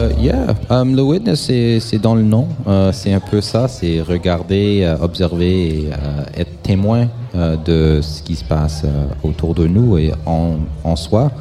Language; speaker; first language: French; non-native, local second language; English